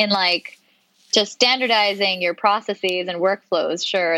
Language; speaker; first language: English; non-native, local second language; Urdu